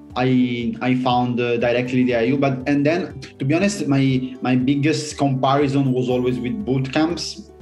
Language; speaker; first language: English; non-native, fluent; Italian